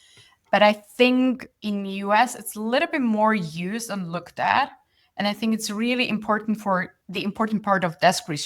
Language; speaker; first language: English; non-native, fluent; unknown